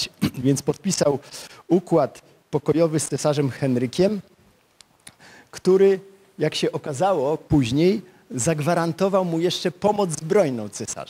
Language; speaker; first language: Polish; native; Polish